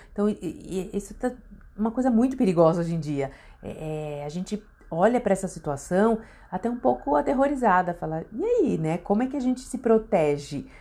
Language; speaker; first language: Portuguese; native; Portuguese